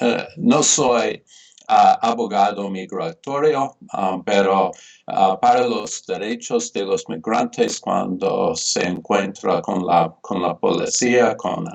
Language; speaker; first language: Spanish; non-native, fluent; English